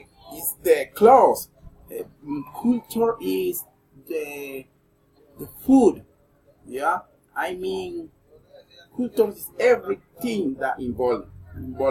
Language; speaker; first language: English; non-native, learner; Spanish